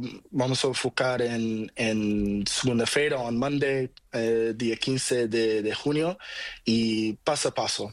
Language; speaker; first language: Spanish; non-native, learner; Portuguese